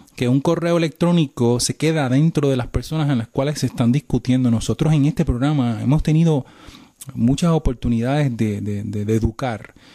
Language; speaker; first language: Spanish; native; Spanish